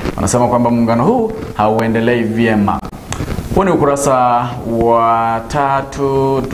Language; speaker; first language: Swahili; non-native, local second language; Gusii